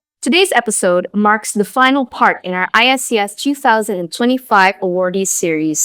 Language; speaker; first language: English; non-native, fluent; Indonesian